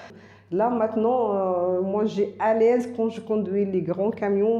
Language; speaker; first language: French; non-native, learner; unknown